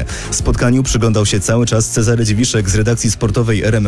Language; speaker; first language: Polish; native; Polish